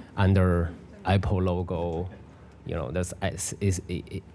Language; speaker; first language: English; non-native, fluent; Chinese